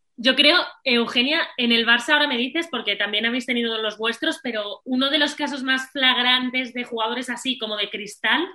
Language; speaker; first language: Spanish; native; Spanish